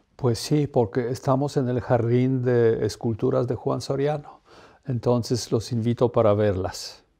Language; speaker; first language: Spanish; non-native, fluent; Polish